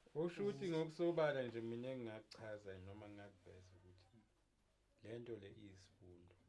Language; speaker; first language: Zulu; native; Zulu